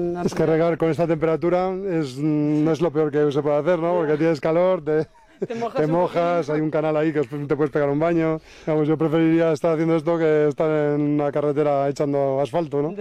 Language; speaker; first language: Spanish; native; Spanish